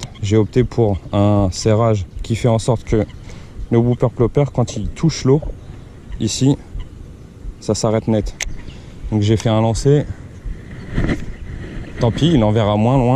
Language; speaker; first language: French; native; French